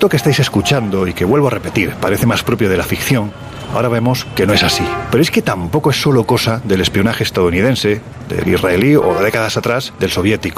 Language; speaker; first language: Spanish; native; Spanish